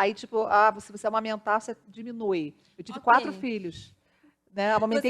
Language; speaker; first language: Portuguese; native; Portuguese